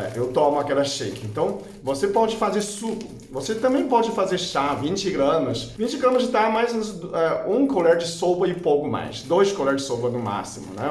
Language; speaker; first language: Portuguese; non-native, fluent; Chinese